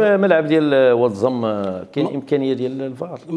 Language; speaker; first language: Arabic; native; Arabic